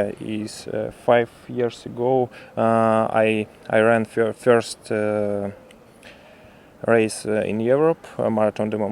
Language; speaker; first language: English; non-native, learner; Russian